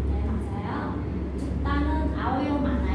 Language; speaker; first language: Korean; non-native, fluent; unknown